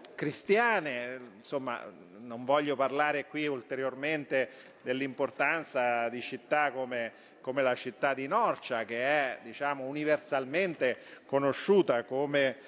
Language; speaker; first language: Italian; native; Italian